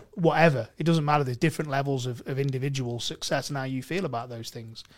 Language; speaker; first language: English; native; English